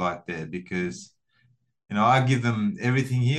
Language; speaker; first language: English; early bilingual, other home language; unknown